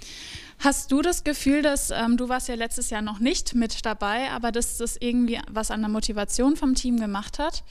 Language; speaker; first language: German; native; German